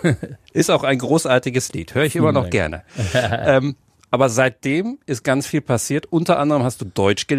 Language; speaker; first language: German; native; German